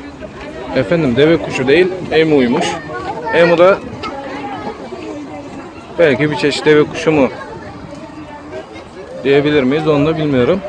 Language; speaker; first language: Turkish; native; Turkish